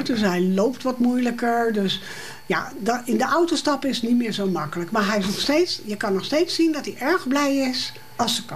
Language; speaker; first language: Dutch; native; Dutch